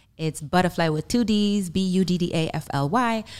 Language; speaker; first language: English; non-native, fluent; German